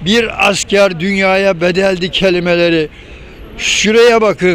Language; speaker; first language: Turkish; native; Turkish